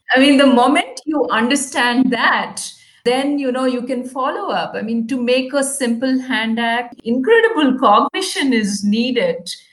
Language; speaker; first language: English; non-native, local second language; Kannada